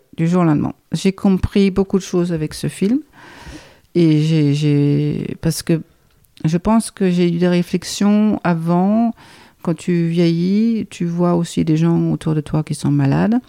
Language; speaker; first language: French; non-native, fluent; Danish